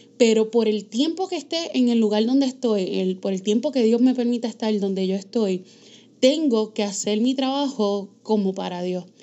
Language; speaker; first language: Spanish; early bilingual, heritage; Spanish